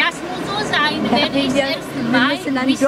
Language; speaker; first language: German; non-native, learner; Czech